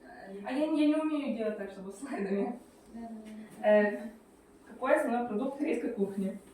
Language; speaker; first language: Russian; native; Russian